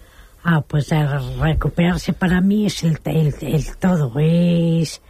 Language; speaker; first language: Spanish; native; Spanish